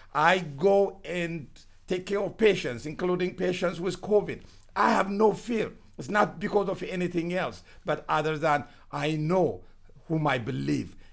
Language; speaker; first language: English; non-native, fluent; Amharic